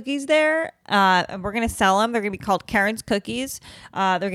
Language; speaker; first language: English; native; English